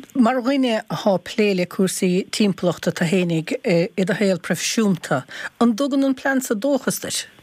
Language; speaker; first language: Irish; native; Irish